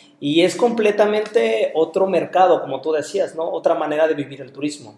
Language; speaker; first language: Spanish; native; Spanish